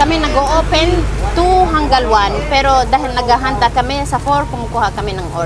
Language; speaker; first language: Filipino; early bilingual, heritage; Arabic